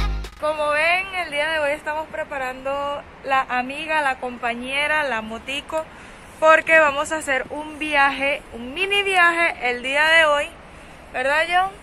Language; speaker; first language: Spanish; native; Spanish